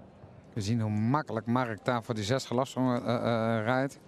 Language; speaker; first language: Dutch; native; Dutch